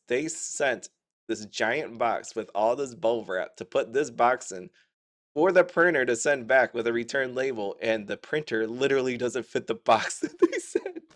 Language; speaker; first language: English; native; English